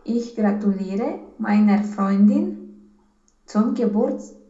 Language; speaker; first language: German; non-native, learner; Romanian